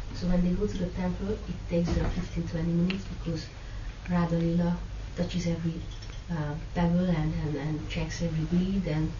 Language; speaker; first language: English; non-native, fluent; Hungarian